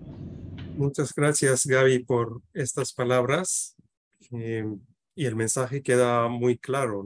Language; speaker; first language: Spanish; native; Spanish